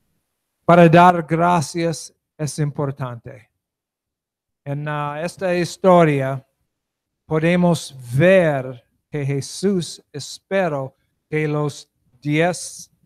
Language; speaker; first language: Spanish; non-native, learner; English